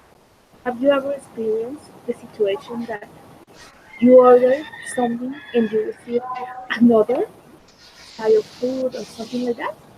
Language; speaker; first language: English; non-native, fluent; Spanish